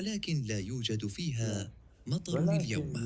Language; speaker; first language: Arabic; non-native, learner; English